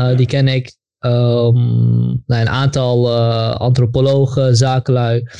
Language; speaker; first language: Dutch; native; Dutch